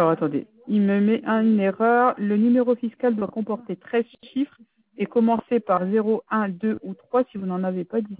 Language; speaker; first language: French; native; French